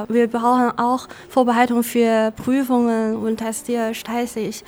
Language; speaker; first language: German; non-native, local second language; Chinese